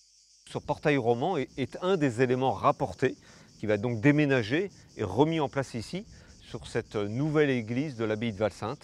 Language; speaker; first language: French; native; French